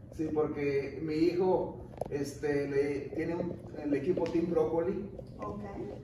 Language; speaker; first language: Spanish; native; Spanish